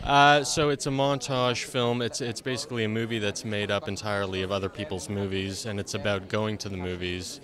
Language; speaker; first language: English; native; English